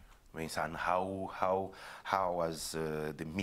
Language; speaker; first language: English; non-native, local second language; French